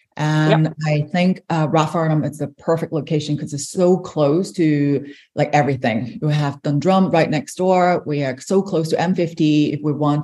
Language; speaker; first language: English; non-native, local second language; Cantonese